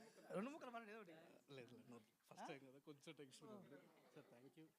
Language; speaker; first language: Telugu; native; Telugu